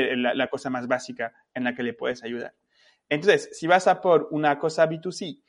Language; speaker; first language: Spanish; non-native, fluent; French